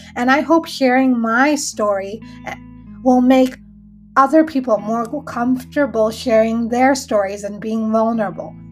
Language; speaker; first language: English; early bilingual, other home language; Hindi